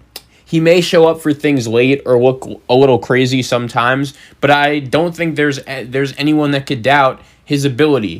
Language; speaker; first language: English; native; English